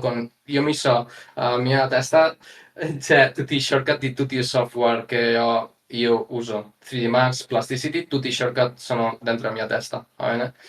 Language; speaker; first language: Italian; non-native, learner; Spanish